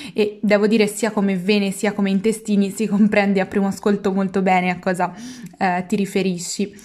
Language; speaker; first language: Italian; native; Italian